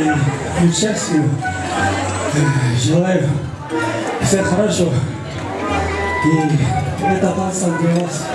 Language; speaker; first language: Russian; non-native, local second language; Kyrgyz